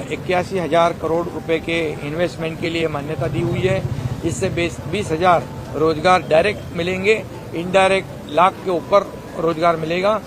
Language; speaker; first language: Hindi; non-native, local second language; Marathi